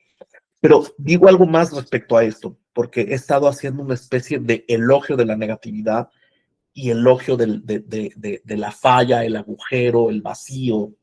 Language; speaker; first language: Spanish; native; Spanish